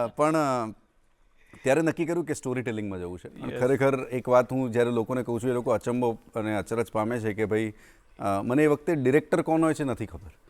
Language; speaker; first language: Gujarati; non-native, local second language; Marwari